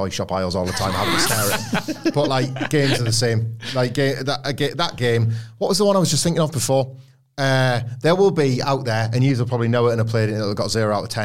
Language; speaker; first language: English; native; English